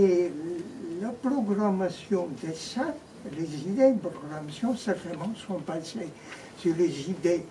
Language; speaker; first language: French; non-native, fluent; Greek